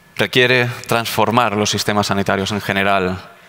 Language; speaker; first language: Spanish; native; Spanish